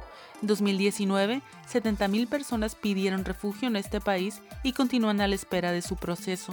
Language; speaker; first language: Spanish; native; Spanish